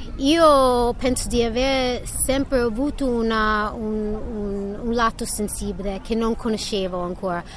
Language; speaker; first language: Italian; non-native, fluent; English